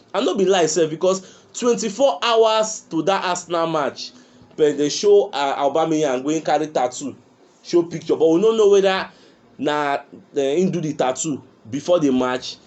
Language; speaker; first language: Nigerian Pidgin; non-native, local second language; Yoruba